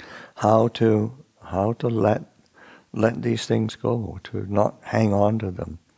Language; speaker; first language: English; native; English